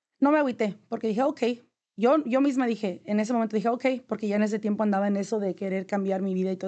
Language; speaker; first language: Spanish; native; Spanish